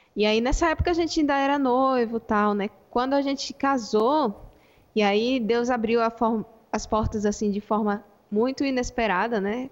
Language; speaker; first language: Portuguese; native; Portuguese